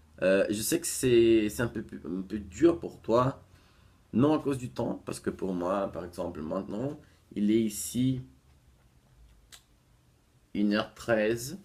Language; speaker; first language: French; non-native, fluent; Portuguese